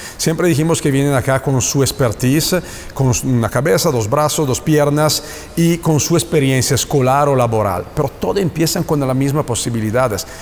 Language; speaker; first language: Spanish; non-native, fluent; Italian